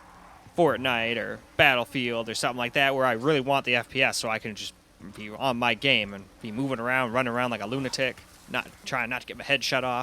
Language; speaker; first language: English; native; English